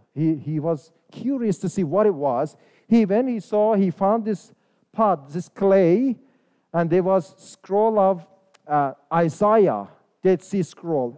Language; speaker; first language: English; non-native, fluent; Persian